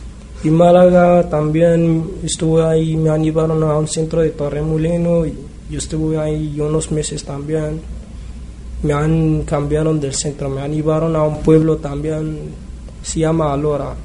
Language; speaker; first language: Spanish; non-native, learner; Arabic